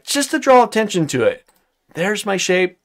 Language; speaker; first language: English; native; English